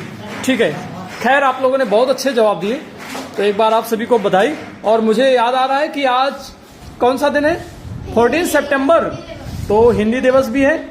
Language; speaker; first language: Hindi; native; Hindi